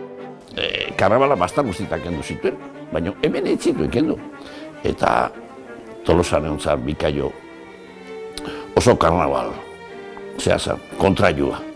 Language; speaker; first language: Basque; native; Basque